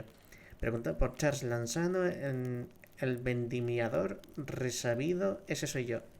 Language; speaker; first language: Spanish; native; Spanish